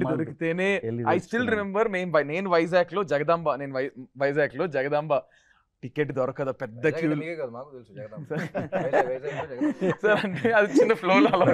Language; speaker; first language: Telugu; native; Telugu